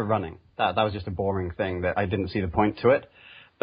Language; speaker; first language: English; native; English